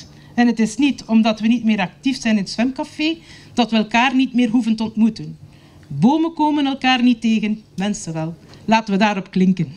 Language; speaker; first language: Dutch; native; Dutch